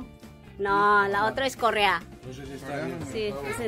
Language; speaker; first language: Spanish; non-native, learner; Indonesian